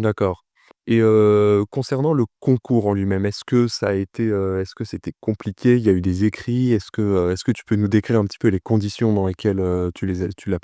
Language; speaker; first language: French; native; French